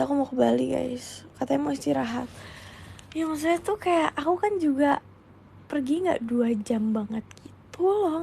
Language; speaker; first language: Indonesian; native; Indonesian